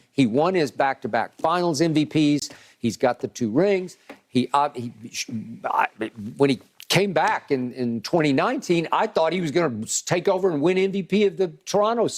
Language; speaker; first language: English; native; English